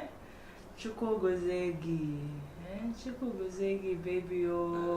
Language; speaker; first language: Igbo; non-native, learner; Filipino